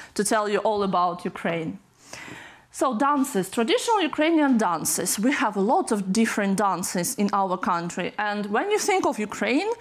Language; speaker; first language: English; non-native, fluent; Ukrainian